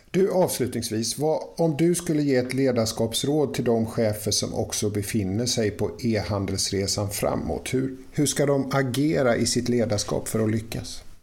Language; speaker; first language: Swedish; native; Swedish